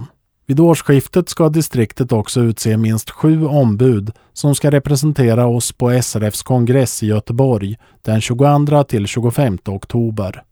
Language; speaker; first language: Swedish; native; Swedish